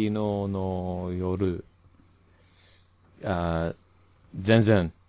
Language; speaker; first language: Japanese; non-native, learner; English